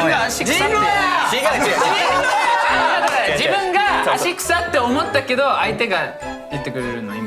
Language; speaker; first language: Japanese; native; Japanese